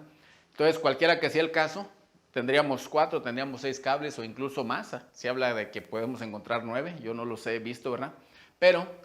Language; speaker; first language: Spanish; native; Spanish